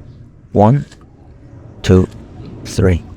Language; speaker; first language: English; non-native, fluent; Korean